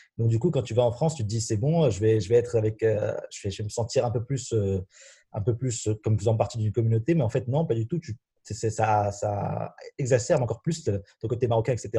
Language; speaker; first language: French; non-native, local second language; Arabic